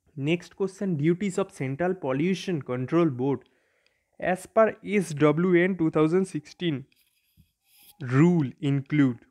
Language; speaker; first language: English; non-native, local second language; Bangla